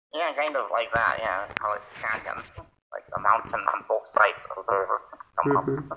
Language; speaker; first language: English; native; English